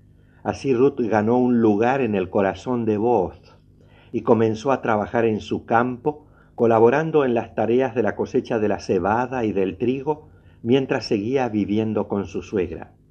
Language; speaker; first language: Spanish; native; Spanish